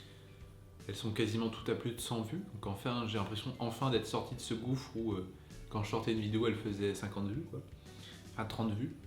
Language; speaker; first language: French; native; French